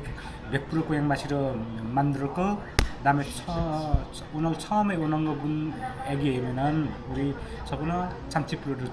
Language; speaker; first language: Korean; non-native, learner; Nepali